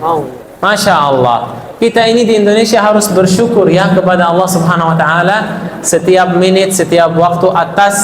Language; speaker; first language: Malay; non-native, fluent; Arabic